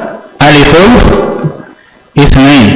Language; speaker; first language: Arabic; non-native, fluent; Indonesian